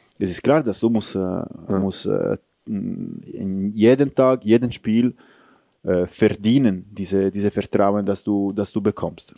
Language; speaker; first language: German; non-native, fluent; Italian